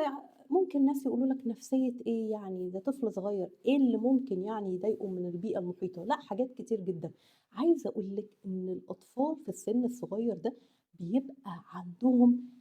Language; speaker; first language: Arabic; native; Arabic